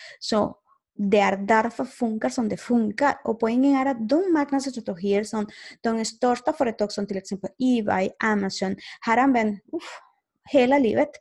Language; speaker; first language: Swedish; non-native, fluent; Spanish